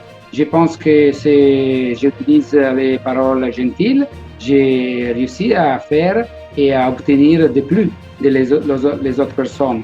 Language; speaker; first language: French; non-native, learner; Italian